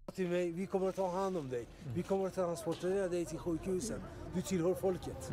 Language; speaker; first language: Swedish; non-native, learner; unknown